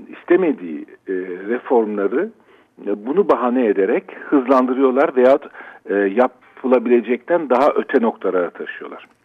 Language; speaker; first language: Turkish; native; Turkish